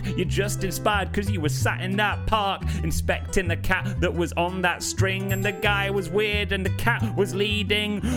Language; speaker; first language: English; native; English